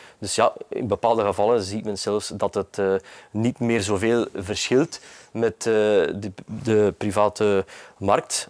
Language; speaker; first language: Dutch; native; Dutch